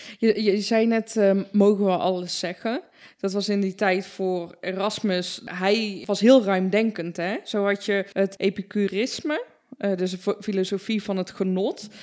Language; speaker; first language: Dutch; early bilingual, other home language; Persian